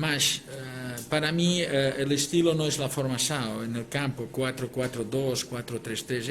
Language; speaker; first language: Spanish; non-native, local second language; Catalan